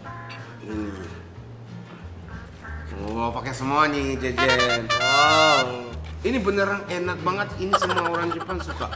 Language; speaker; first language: Indonesian; non-native, fluent; Japanese